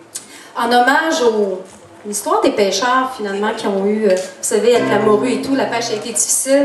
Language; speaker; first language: French; native; French